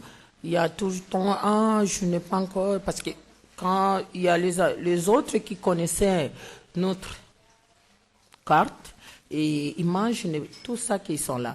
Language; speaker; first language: French; non-native, learner; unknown